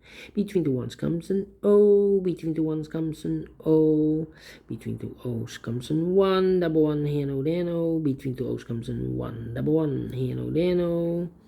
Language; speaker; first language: English; non-native, fluent; Dutch